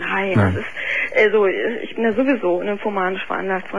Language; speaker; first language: German; native; German